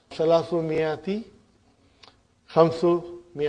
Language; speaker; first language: Arabic; non-native, fluent; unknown